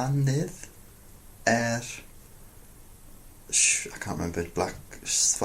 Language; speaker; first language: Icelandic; non-native, learner; English